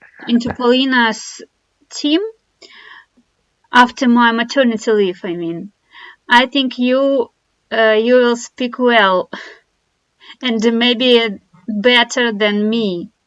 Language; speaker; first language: English; non-native, fluent; Russian